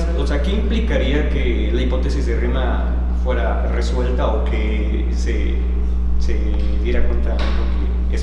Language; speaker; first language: Spanish; native; Spanish